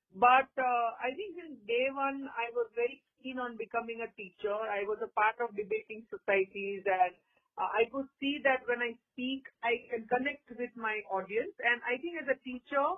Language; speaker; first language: English; non-native, local second language; Gujarati